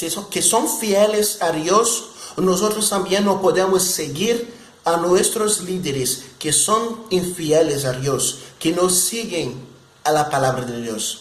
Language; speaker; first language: Spanish; non-native, fluent; Portuguese